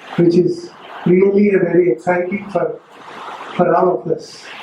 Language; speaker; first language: English; non-native, local second language; Telugu